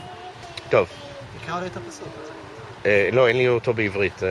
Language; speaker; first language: Hebrew; non-native, fluent; English